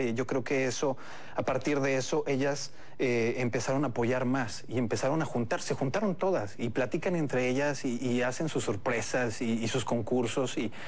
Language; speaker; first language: Spanish; native; Spanish